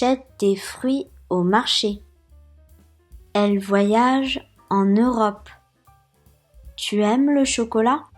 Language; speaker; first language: French; non-native, fluent; Japanese